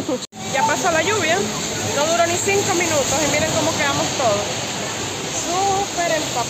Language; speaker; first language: Spanish; native; Spanish